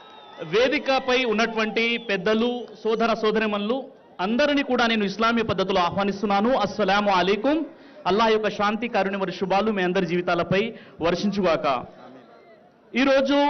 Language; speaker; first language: Telugu; native; Telugu